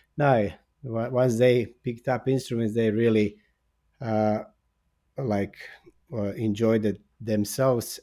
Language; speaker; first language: English; non-native, fluent; Bosnian